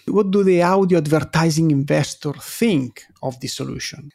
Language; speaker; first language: English; non-native, fluent; Italian